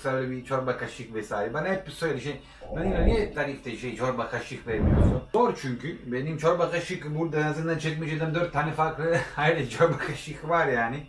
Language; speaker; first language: Turkish; non-native, learner; Italian